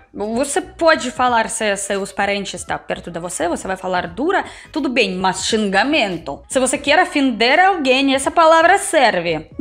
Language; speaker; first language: Portuguese; non-native, learner; Russian